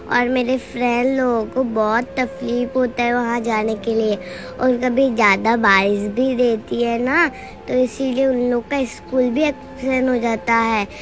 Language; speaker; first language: Hindi; non-native, local second language; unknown